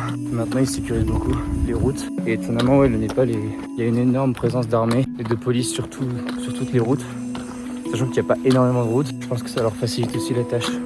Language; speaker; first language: French; native; French